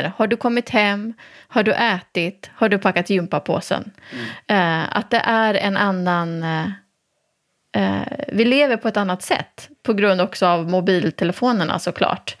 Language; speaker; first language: Swedish; native; Swedish